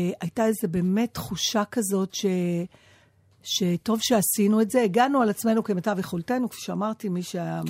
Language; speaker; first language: Hebrew; native; Hebrew